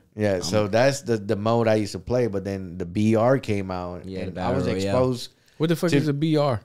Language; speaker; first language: English; non-native, fluent; Spanish